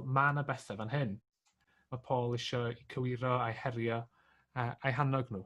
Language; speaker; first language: Welsh; native; Welsh